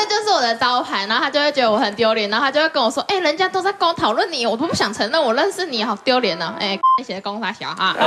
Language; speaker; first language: Chinese; native; Chinese